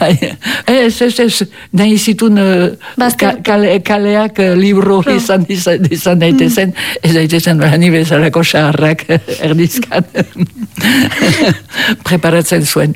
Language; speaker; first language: Basque; native; Basque